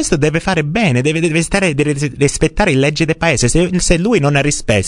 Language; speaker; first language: Italian; non-native, fluent; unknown